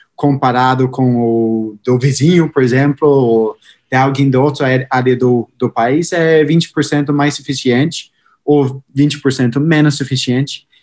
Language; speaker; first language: Portuguese; non-native, fluent; English